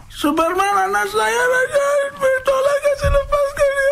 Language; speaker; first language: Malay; non-native, local second language; Tamil